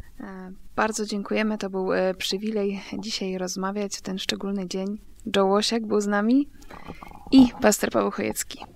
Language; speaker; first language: Polish; native; Polish